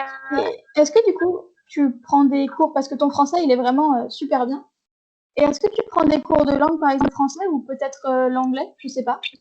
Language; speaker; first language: French; native; French